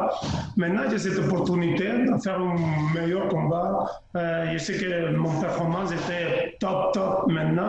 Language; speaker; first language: French; non-native, fluent; Spanish